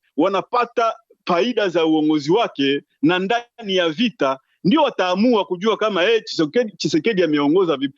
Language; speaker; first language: Swahili; native; Swahili